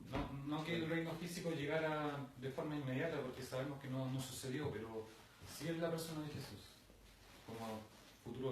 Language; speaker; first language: Spanish; native; Spanish